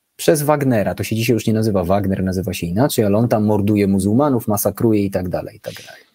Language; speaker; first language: Polish; native; Polish